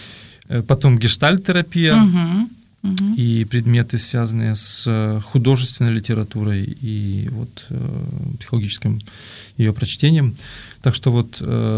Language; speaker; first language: Russian; native; Russian